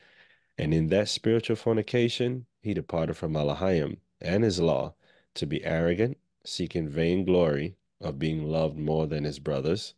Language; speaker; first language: English; native; English